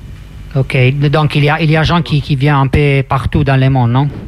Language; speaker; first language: French; non-native, fluent; Italian